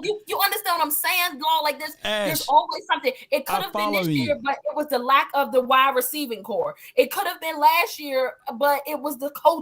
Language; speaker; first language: English; native; English